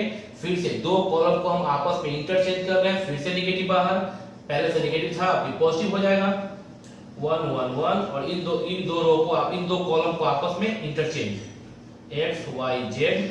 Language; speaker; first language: Hindi; native; Hindi